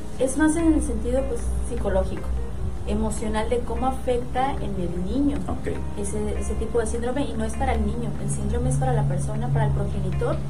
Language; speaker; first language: Spanish; native; Spanish